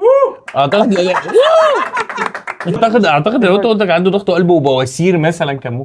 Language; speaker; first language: Arabic; native; Arabic